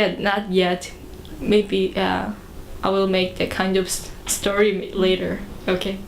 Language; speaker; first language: English; non-native, learner; Korean